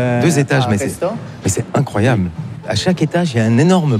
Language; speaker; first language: French; native; French